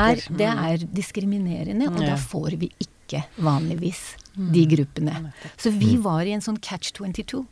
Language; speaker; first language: Norwegian; non-native, fluent; Hebrew